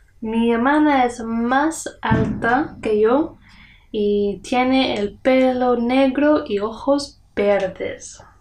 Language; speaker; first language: Spanish; non-native, learner; English